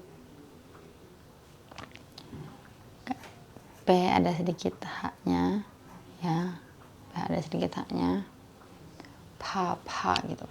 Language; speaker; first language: Indonesian; native; Indonesian